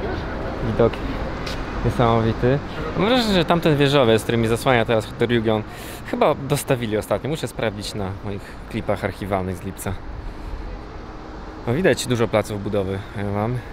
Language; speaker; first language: Polish; native; Polish